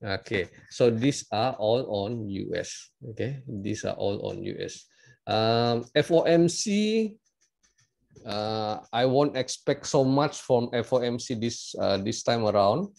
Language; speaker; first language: English; non-native, local second language; Malay